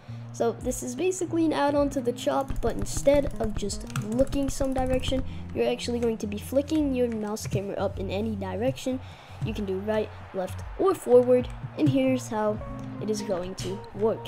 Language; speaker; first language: English; native; English